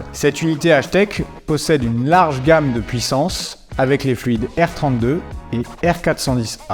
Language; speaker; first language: French; native; French